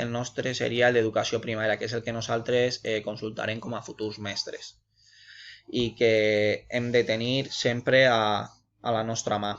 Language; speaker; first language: Catalan; non-native, local second language; Spanish